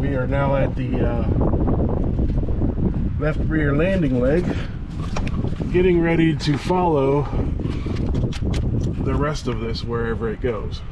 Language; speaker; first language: English; native; English